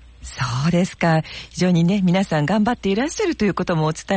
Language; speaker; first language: Japanese; native; Japanese